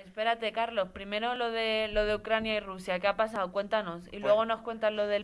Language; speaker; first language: Spanish; native; Spanish